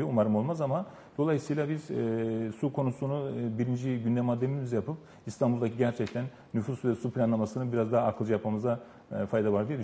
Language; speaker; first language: Turkish; native; Turkish